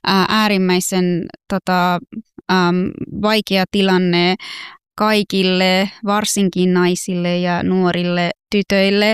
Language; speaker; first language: Finnish; non-native, fluent; Persian